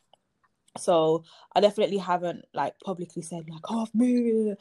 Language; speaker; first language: English; native; English